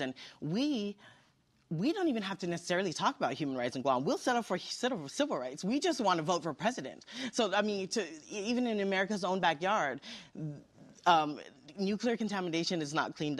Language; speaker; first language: English; native; English